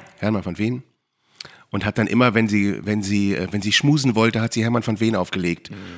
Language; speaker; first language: German; native; German